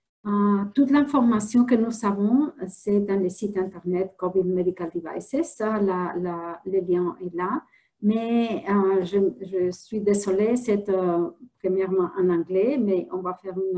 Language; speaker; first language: French; non-native, fluent; Spanish